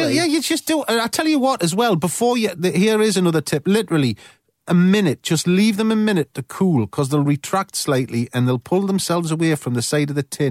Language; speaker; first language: English; native; English